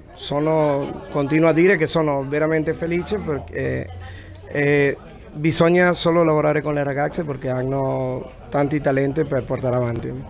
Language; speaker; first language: Italian; non-native, fluent; Spanish